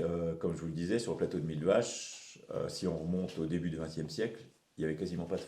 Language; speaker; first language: French; native; French